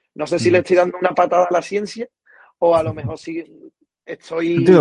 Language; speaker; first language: Spanish; native; Spanish